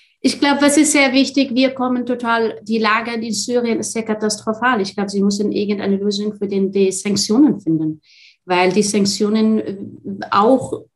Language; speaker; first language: German; non-native, fluent; Arabic